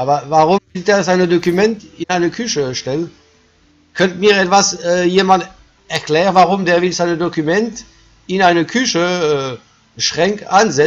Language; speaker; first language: German; non-native, fluent; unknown